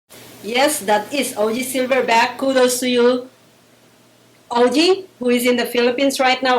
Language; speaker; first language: English; non-native, local second language; Filipino